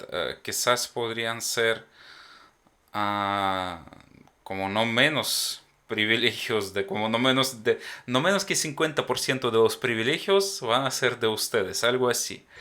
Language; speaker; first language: Spanish; non-native, fluent; Ukrainian